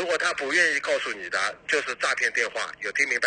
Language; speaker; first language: Chinese; native; Chinese